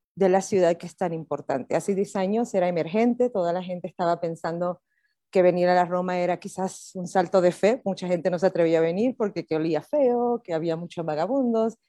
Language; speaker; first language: Spanish; native; Spanish